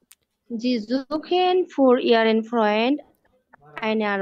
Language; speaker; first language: German; non-native, learner; Bangla